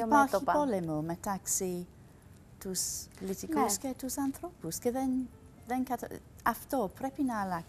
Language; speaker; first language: Greek; non-native, learner; English